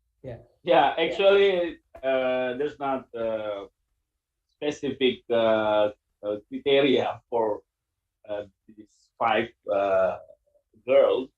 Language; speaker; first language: English; non-native, learner; Indonesian